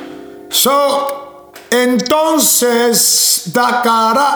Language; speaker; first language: Spanish; non-native, learner; English